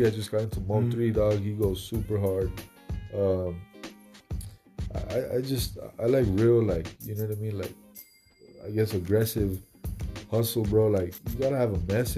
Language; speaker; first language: English; early bilingual, other home language; Spanish